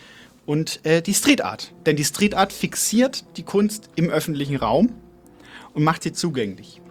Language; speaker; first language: German; native; German